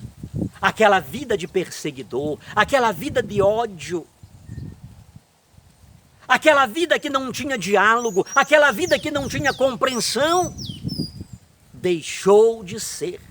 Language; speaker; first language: Portuguese; native; Portuguese